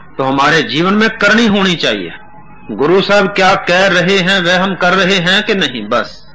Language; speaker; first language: Hindi; non-native, local second language; Punjabi